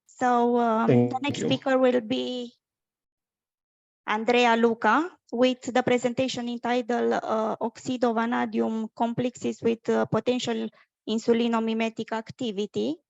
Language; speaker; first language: English; non-native, fluent; Romanian